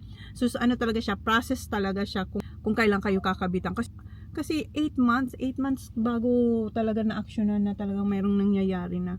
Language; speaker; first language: Filipino; native; Filipino